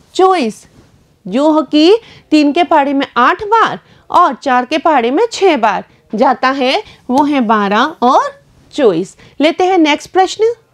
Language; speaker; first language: Hindi; native; Hindi